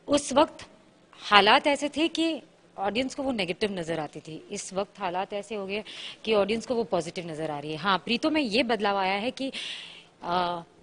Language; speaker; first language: Hindi; native; Hindi